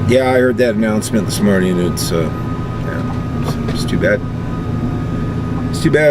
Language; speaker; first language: English; native; English